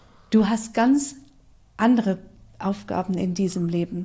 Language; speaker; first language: German; non-native, fluent; English